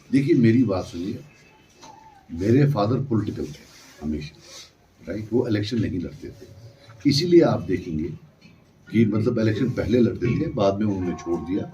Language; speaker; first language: Urdu; non-native, local second language; Kashmiri